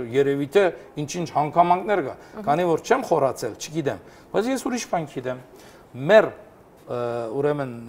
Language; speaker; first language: Armenian; early bilingual, heritage; Armenian